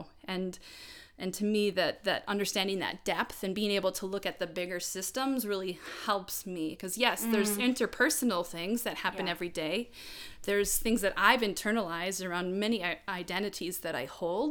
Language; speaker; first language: English; native; English